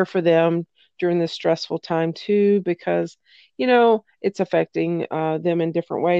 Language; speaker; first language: English; native; English